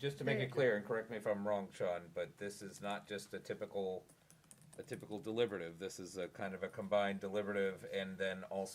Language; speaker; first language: English; native; English